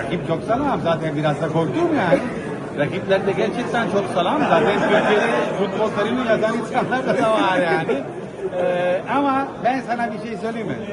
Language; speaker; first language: Turkish; non-native, fluent; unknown